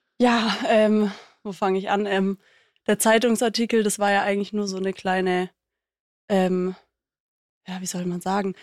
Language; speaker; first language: German; native; German